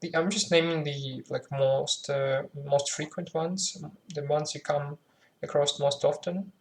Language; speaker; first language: English; non-native, fluent; Ukrainian